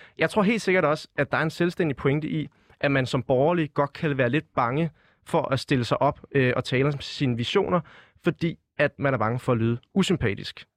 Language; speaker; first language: Danish; native; Danish